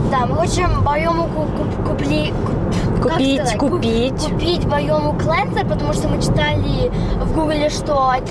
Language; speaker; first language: Russian; early bilingual, heritage; Russian